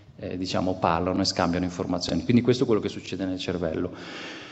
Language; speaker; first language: Italian; native; Italian